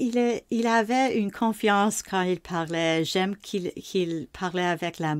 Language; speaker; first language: French; non-native, local second language; English